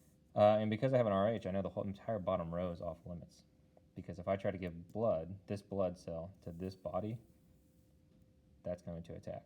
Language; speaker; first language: English; native; English